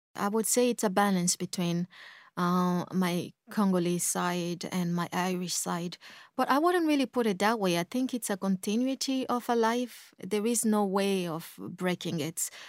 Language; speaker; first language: English; early bilingual, other home language; Kongo